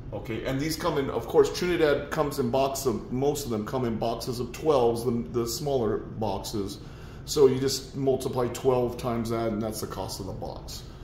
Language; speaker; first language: English; native; English